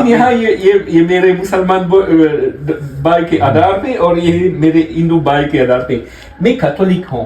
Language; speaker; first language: Hindi; non-native, learner; French